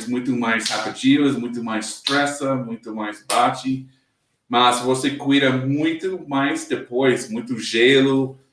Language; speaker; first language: Portuguese; non-native, learner; English